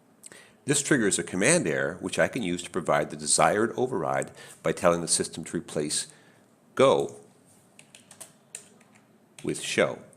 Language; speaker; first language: English; native; English